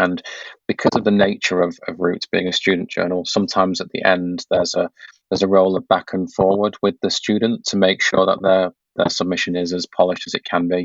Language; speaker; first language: English; native; English